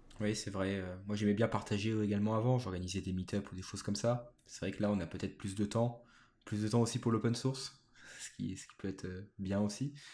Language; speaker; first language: French; native; French